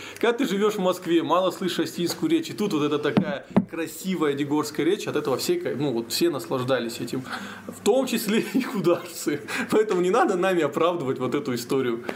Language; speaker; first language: Russian; native; Russian